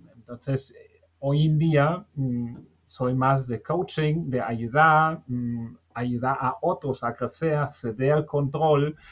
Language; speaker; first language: Spanish; non-native, fluent; German